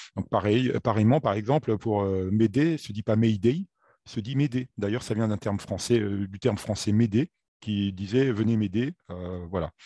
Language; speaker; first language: French; native; French